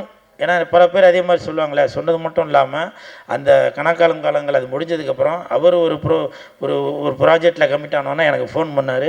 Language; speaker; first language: Tamil; native; Tamil